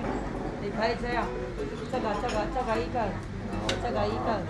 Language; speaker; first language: Chinese; non-native, local second language; Cantonese